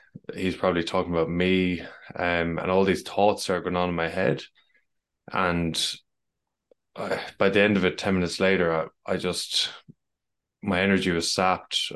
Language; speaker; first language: English; native; English